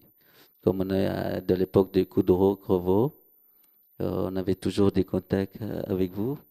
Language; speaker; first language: French; non-native, local second language; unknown